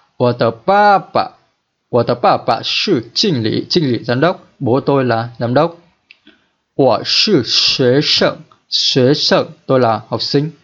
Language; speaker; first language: Chinese; non-native, fluent; Vietnamese